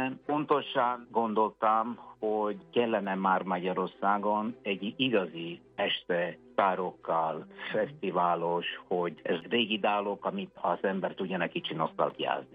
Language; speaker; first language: Hungarian; non-native, fluent; Italian